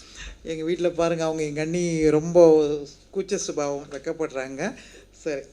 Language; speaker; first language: Tamil; native; Tamil